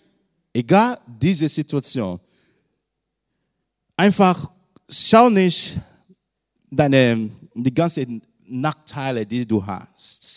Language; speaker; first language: German; non-native, learner; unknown